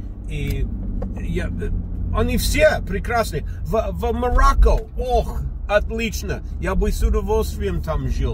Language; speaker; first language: Russian; non-native, fluent; English